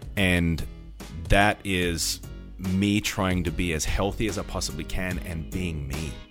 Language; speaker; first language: English; native; English